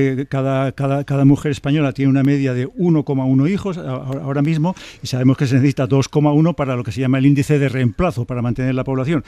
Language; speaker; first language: Spanish; native; Spanish